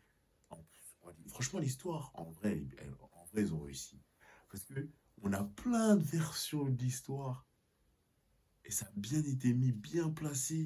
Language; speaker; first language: French; native; French